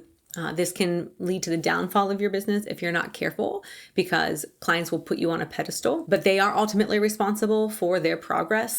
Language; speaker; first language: English; native; English